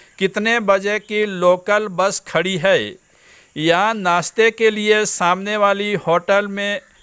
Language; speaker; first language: Hindi; non-native, local second language; Gujarati